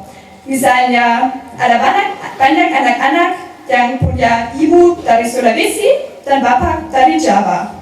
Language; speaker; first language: Indonesian; non-native, learner; German